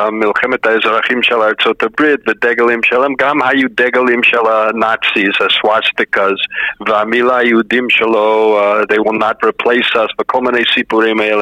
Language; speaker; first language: Hebrew; non-native, fluent; English